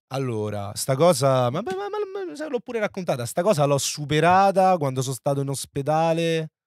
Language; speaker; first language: Italian; native; Italian